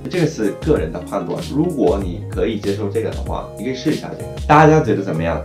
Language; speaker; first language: Chinese; non-native, fluent; Japanese